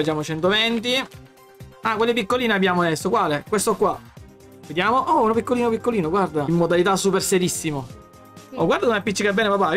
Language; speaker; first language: Italian; native; Italian